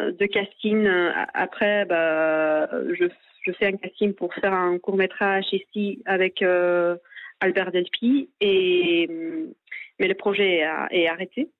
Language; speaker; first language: French; non-native, fluent; Spanish